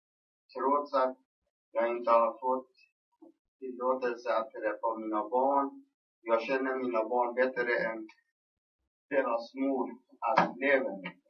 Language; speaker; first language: Swedish; non-native, local second language; Persian